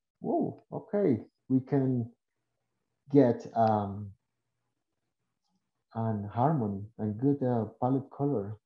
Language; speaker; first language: English; non-native, learner; Spanish